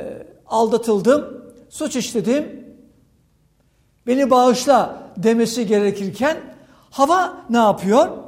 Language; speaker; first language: Turkish; native; Turkish